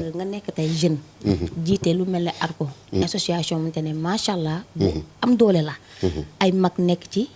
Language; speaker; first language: Wolof; native; Wolof